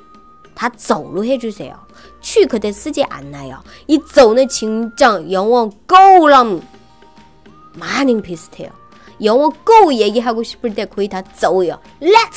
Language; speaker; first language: Korean; non-native, fluent; Chinese